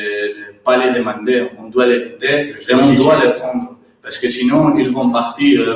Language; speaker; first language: French; non-native, learner; Catalan